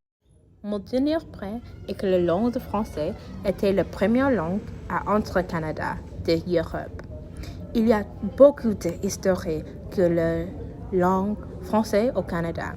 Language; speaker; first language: French; non-native, learner; English